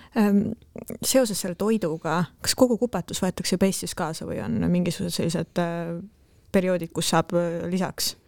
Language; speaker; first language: Estonian; native; Estonian